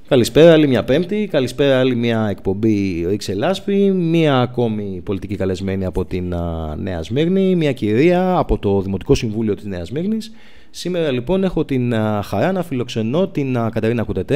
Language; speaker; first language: Greek; native; Greek